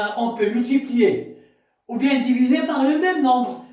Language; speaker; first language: French; non-native, local second language; Arabic